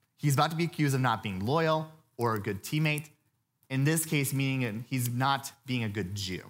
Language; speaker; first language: English; native; English